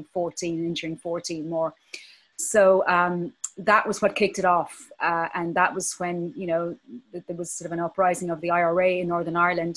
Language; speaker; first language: English; native; English